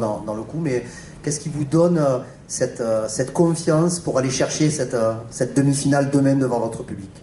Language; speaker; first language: French; native; French